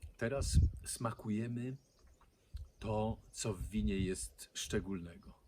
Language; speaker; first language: Polish; native; Polish